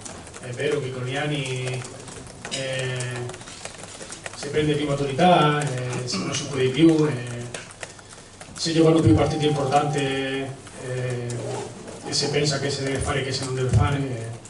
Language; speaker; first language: Italian; non-native, fluent; Spanish